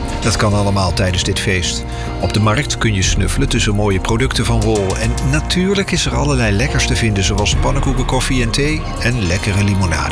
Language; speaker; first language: Dutch; native; Dutch